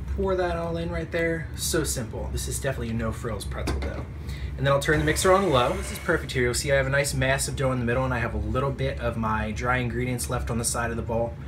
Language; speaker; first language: English; native; English